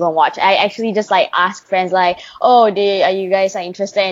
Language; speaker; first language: English; non-native, local second language; Chinese